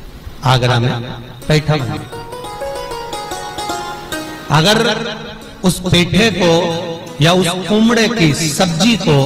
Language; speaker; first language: Hindi; native; Hindi